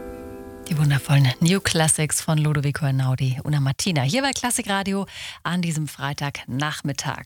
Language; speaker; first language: German; native; German